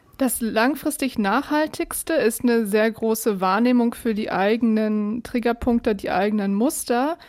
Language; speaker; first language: German; native; German